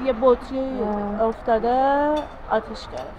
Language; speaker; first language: Persian; native; Persian